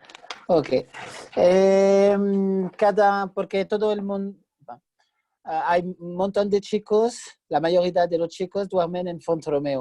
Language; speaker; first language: Spanish; non-native, fluent; French